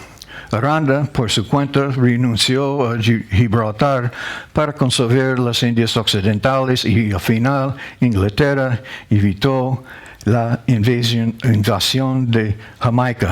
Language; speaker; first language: Spanish; non-native, learner; English